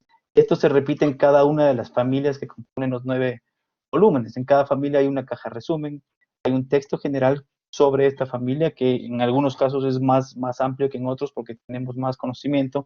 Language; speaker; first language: Spanish; native; Spanish